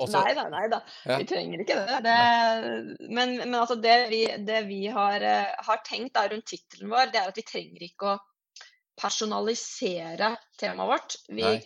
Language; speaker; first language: Norwegian; native; Norwegian